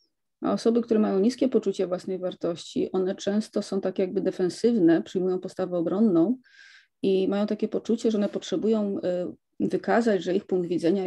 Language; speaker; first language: Polish; native; Polish